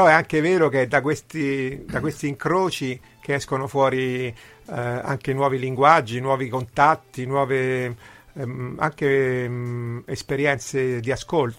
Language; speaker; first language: Italian; native; Italian